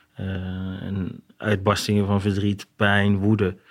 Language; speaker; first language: Dutch; native; Dutch